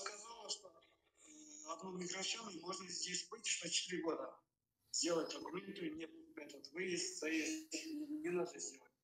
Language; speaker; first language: Russian; non-native, learner; Kyrgyz